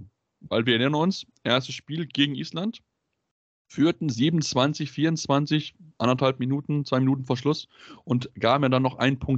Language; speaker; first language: German; native; German